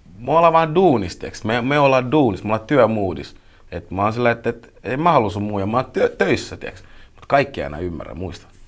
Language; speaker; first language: Finnish; early bilingual, other home language; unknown